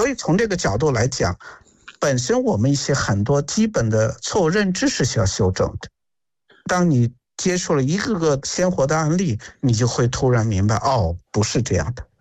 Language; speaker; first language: Chinese; native; Chinese